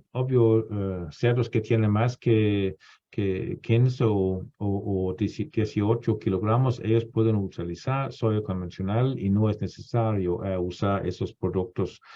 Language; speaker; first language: Spanish; non-native, fluent; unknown